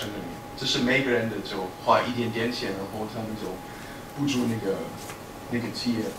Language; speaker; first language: Chinese; non-native, fluent; German